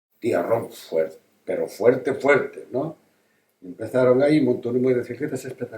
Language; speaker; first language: Spanish; native; Spanish